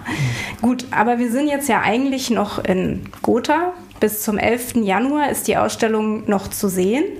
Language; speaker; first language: German; native; German